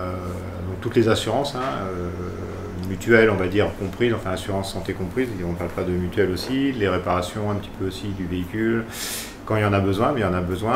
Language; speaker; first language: French; native; French